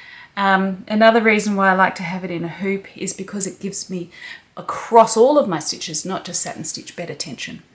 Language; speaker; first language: English; native; English